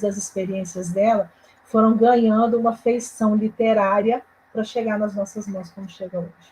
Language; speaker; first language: Portuguese; native; Portuguese